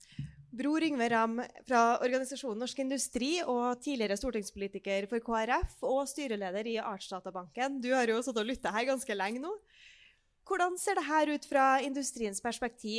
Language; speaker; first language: Norwegian; native; Norwegian